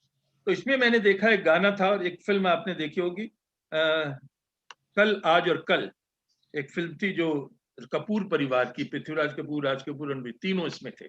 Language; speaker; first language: Hindi; native; Hindi